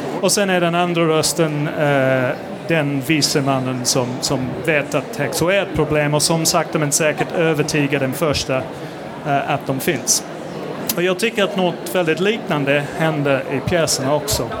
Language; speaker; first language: Swedish; non-native, fluent; English